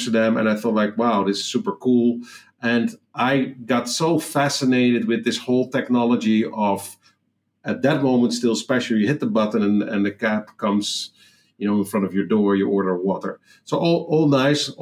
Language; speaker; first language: English; non-native, fluent; Dutch